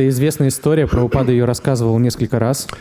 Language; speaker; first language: Russian; native; Russian